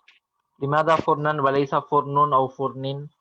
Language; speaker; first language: Arabic; non-native, fluent; Urdu